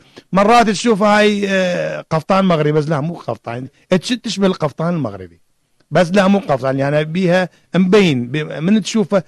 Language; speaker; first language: Arabic; non-native, local second language; Kurdish